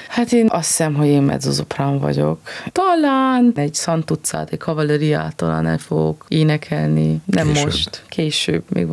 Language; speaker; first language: Hungarian; early bilingual, heritage; Hungarian